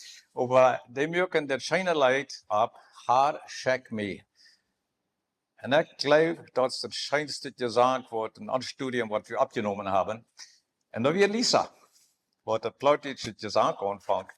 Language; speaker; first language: German; non-native, learner; Plautdietsch